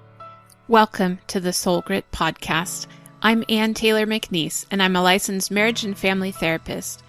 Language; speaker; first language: English; native; English